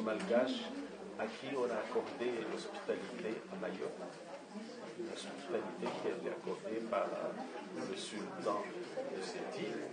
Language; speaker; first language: French; non-native, local second language; Comorian